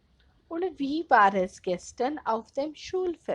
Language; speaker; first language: German; non-native, fluent; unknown